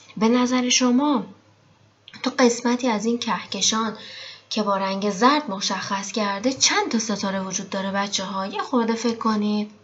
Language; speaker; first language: Persian; native; Persian